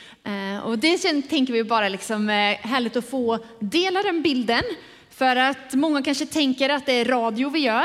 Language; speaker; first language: Swedish; native; Swedish